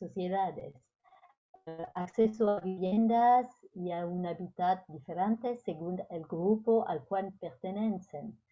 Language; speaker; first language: Spanish; non-native, fluent; French